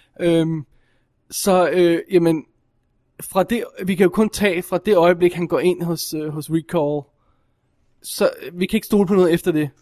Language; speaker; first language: Danish; native; Danish